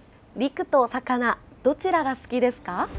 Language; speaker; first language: Japanese; non-native, learner; Korean